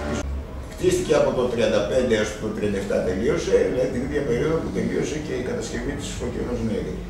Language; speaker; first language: Greek; native; Greek